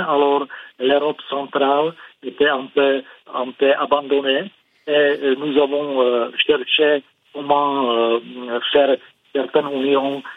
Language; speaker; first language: French; non-native, fluent; Czech